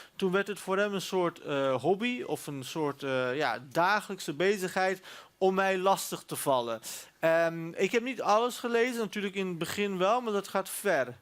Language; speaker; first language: Dutch; early bilingual, other home language; Turkish